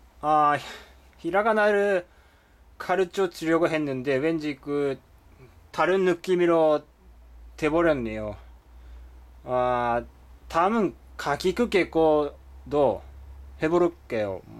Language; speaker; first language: Korean; non-native, fluent; Japanese